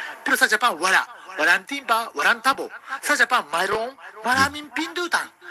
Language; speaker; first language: Filipino; non-native, learner; Japanese